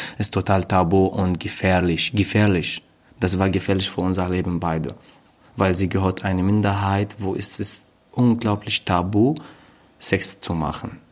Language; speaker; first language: German; non-native, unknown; Arabic